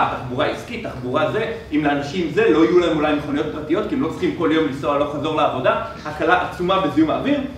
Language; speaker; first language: Hebrew; native; Hebrew